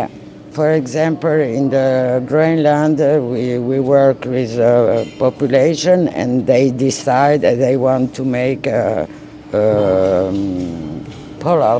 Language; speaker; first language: English; non-native, learner; French